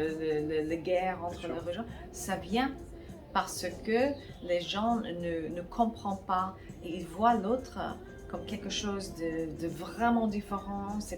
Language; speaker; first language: French; non-native, fluent; English